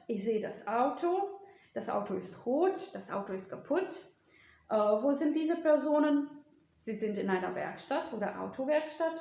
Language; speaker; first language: German; non-native, fluent; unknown